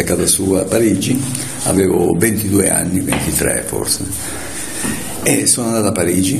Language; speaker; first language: Italian; native; Italian